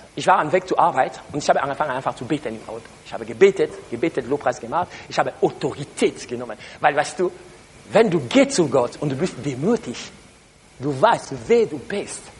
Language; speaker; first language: German; non-native, learner; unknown